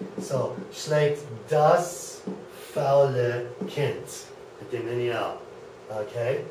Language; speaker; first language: German; non-native, fluent; English